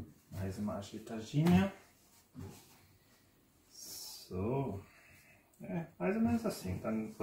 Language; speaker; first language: Portuguese; non-native, fluent; German